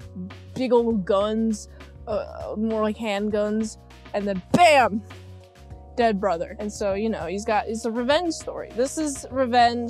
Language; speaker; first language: English; native; English